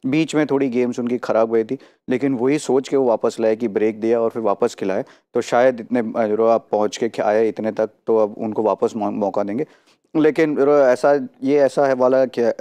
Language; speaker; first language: Hindi; non-native, local second language; Gujarati